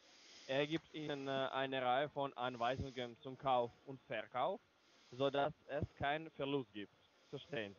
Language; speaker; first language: German; non-native, learner; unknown